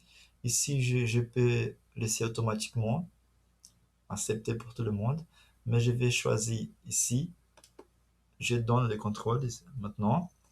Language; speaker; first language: French; non-native, fluent; Portuguese